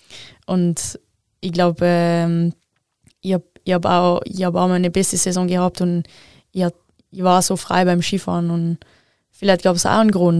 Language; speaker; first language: German; non-native, local second language; French